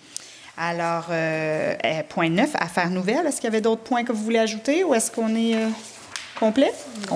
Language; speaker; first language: French; native; French